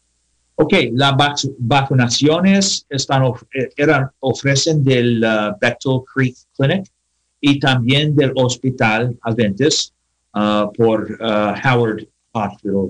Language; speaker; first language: Spanish; non-native, learner; English